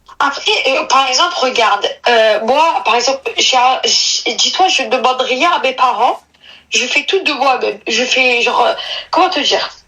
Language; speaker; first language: French; native; French